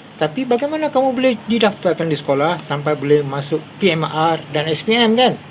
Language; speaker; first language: Malay; native; Malay